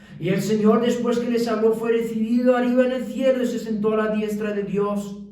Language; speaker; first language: Spanish; early bilingual, other home language; Romanian